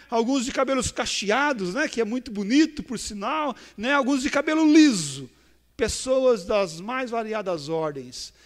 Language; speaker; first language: Portuguese; native; Portuguese